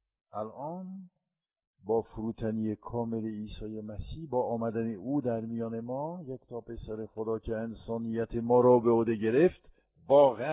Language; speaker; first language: Persian; non-native, fluent; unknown